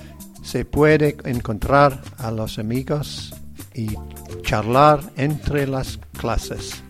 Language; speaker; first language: Spanish; non-native, learner; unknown